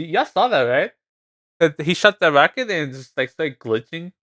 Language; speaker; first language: English; native; English